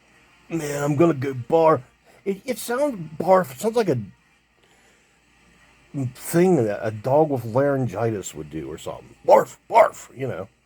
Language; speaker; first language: English; native; English